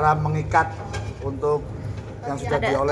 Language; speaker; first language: Indonesian; native; Indonesian